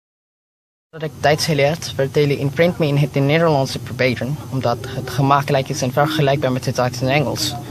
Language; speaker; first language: Dutch; non-native, learner; Filipino